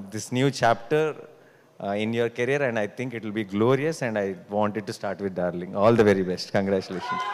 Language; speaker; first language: English; non-native, local second language; Telugu